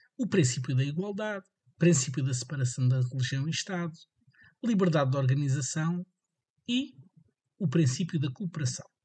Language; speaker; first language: Portuguese; native; Portuguese